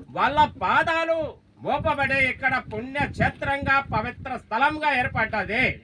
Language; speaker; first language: Telugu; non-native, local second language; Lambadi